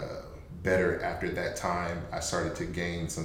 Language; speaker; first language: English; native; English